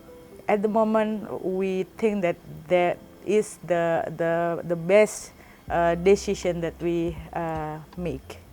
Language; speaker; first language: English; non-native, learner; Indonesian